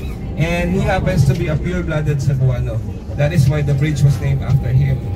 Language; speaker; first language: English; non-native, local second language; Filipino